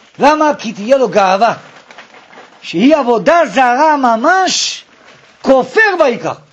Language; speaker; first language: Hebrew; native; Hebrew